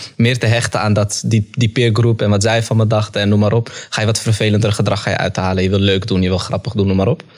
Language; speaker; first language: Dutch; early bilingual, other home language; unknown